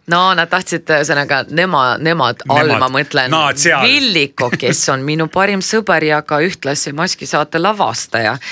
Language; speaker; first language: Estonian; non-native, local second language; Russian